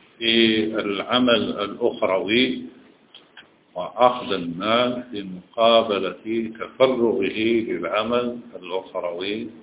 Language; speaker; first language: Arabic; native; Arabic